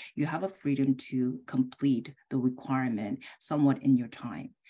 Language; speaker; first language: English; early bilingual, other home language; Korean